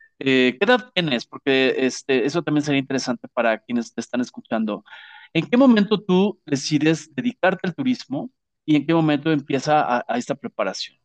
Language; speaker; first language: Spanish; native; Spanish